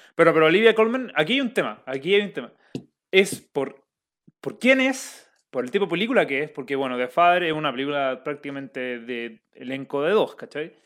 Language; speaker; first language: Spanish; native; Spanish